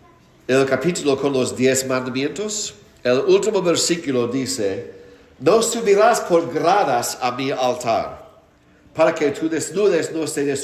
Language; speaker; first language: Spanish; non-native, fluent; English